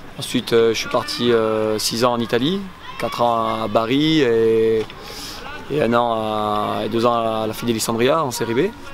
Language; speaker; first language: French; native; French